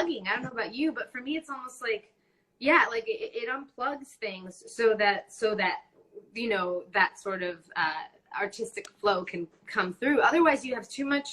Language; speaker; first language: English; non-native, fluent; Spanish